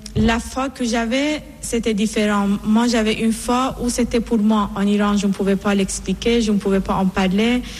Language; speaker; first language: French; non-native, fluent; Persian